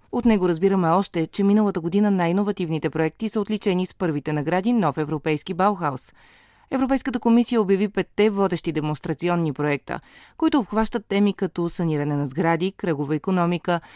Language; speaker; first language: Bulgarian; native; Bulgarian